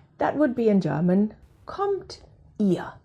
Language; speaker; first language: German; non-native, fluent; English